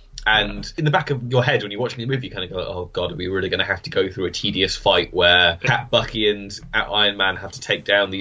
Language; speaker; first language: English; native; English